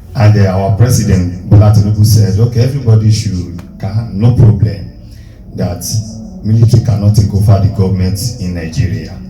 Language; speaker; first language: English; non-native, local second language; Yoruba